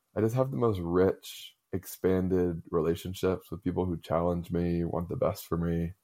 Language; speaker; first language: English; native; English